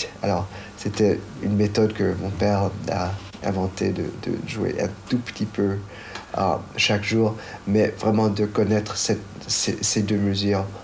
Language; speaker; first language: French; non-native, fluent; Chinese